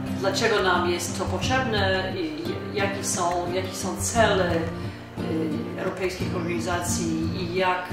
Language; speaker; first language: Polish; non-native, fluent; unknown